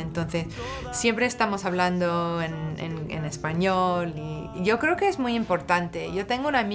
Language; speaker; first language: Spanish; non-native, fluent; English